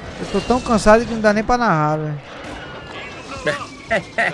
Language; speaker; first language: Portuguese; native; Portuguese